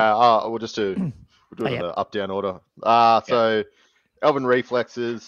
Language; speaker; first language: English; native; English